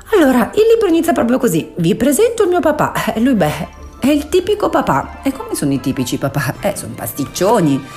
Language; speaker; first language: Italian; non-native, local second language; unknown